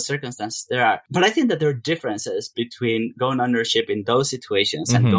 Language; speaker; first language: English; non-native, fluent; Spanish